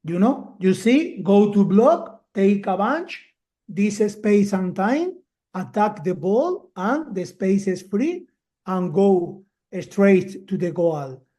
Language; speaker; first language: English; non-native, learner; Spanish